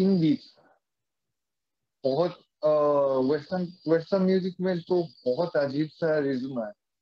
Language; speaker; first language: Hindi; non-native, fluent; Japanese